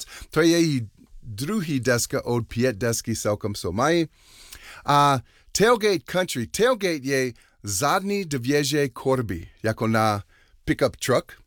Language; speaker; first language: Czech; non-native, learner; English